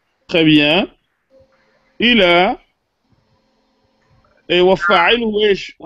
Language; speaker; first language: Arabic; non-native, fluent; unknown